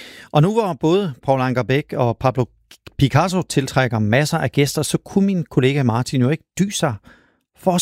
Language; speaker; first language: Danish; native; Danish